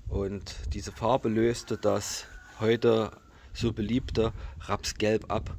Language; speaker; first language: German; native; German